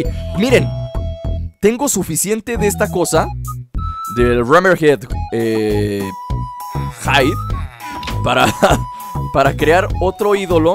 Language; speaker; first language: Spanish; native; Spanish